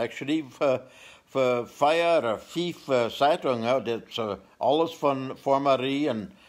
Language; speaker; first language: German; non-native, learner; Plautdietsch